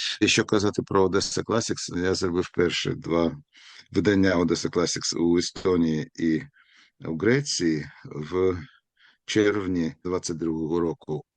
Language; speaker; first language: Ukrainian; non-native, local second language; Russian